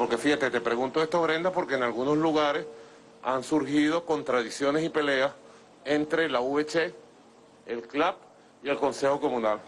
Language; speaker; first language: Spanish; native; Spanish